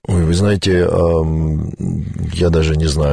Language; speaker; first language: Russian; native; Russian